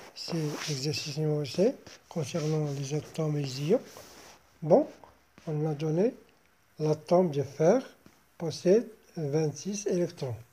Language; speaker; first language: French; non-native, local second language; Arabic